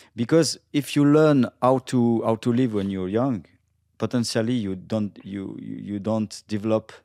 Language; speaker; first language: English; non-native, fluent; French